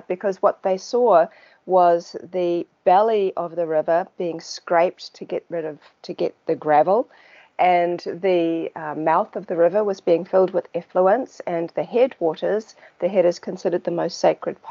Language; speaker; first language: English; native; English